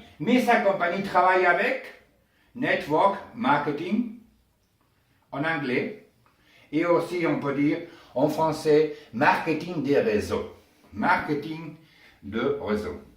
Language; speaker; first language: French; non-native, learner; Spanish